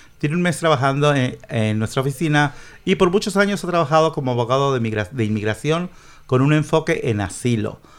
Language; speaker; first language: Spanish; native; Spanish